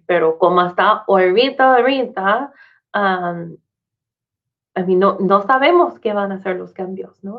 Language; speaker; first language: Spanish; non-native, fluent; English